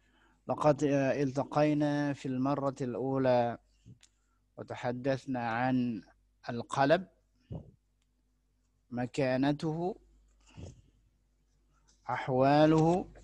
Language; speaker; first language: Arabic; non-native, fluent; Indonesian